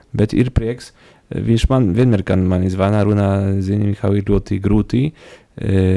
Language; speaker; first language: Latvian; non-native, fluent; Polish